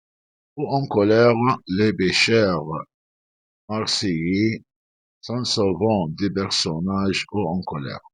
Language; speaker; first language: French; non-native, fluent; Arabic